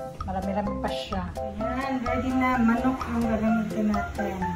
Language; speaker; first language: Filipino; non-native, local second language; Cebuano